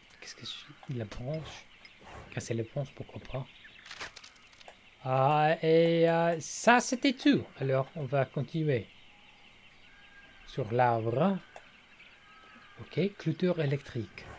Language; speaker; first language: French; non-native, learner; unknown